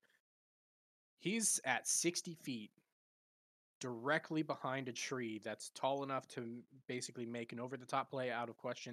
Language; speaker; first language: English; native; English